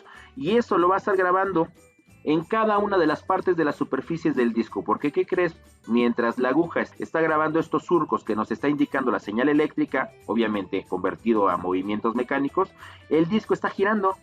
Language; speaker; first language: Spanish; native; Spanish